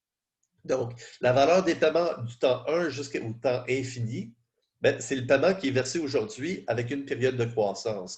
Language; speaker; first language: French; native; French